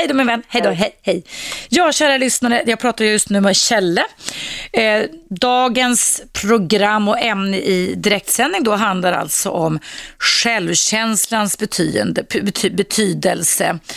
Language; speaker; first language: Swedish; native; Swedish